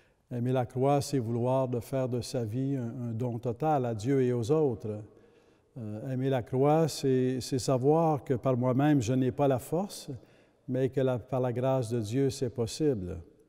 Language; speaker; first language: French; native; French